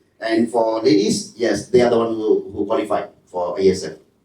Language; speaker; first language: English; non-native, local second language; Malay